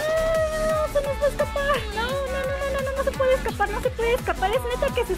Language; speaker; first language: Spanish; native; Spanish